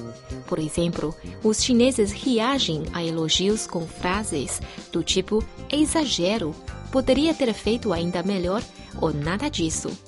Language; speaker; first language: Portuguese; non-native, fluent; Chinese